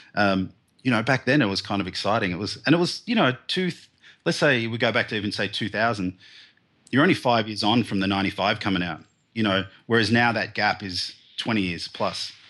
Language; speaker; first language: English; native; English